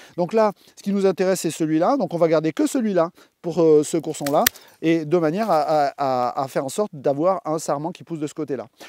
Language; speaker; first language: French; native; French